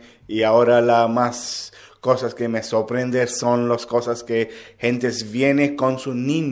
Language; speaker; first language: Spanish; non-native, learner; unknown